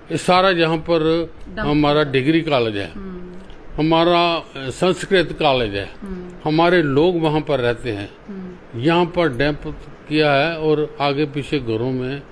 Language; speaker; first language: Hindi; native; Hindi